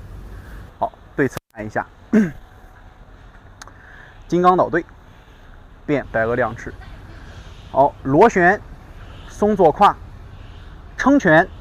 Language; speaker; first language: Chinese; native; Chinese